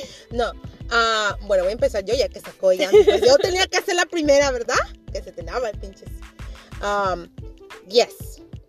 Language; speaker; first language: Spanish; early bilingual, heritage; Spanish